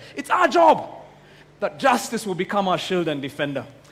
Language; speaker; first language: English; non-native, local second language; Kikuyu